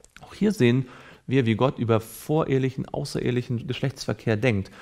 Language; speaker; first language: German; native; German